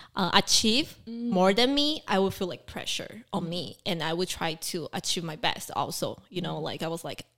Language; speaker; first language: English; early bilingual, other home language; Portuguese